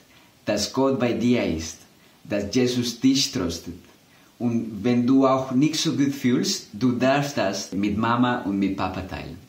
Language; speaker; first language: German; non-native, fluent; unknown